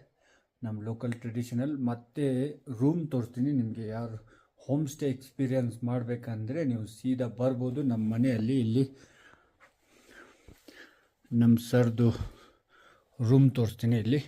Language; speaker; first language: Kannada; non-native, fluent; Ladakhi